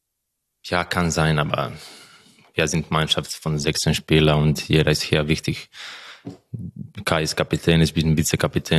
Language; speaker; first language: German; non-native, learner; Croatian